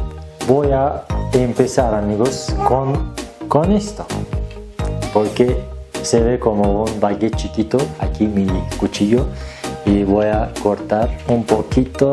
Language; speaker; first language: Spanish; non-native, learner; Turkish